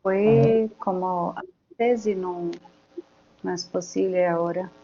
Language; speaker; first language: Spanish; non-native, learner; Portuguese